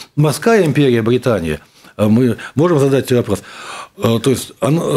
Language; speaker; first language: Russian; native; Russian